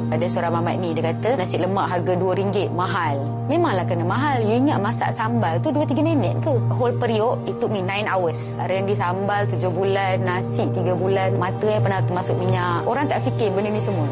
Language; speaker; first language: Malay; native; Malay